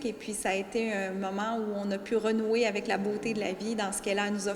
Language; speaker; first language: French; native; French